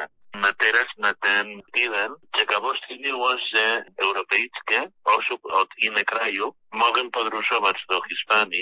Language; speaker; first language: Polish; non-native, learner; Spanish